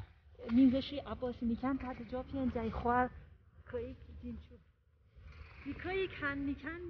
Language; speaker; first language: Chinese; non-native, learner; Persian